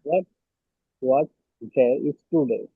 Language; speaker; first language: English; non-native, learner; Bangla